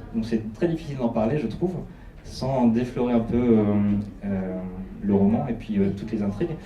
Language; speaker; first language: French; native; French